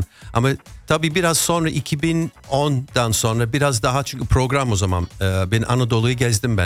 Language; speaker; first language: Turkish; non-native, fluent; English